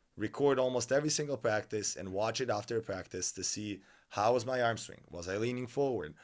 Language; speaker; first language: English; non-native, fluent; Serbian